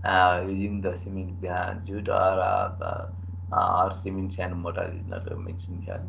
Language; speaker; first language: English; non-native, local second language; Nepali